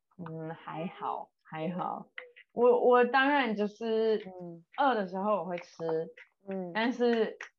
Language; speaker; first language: Chinese; non-native, fluent; English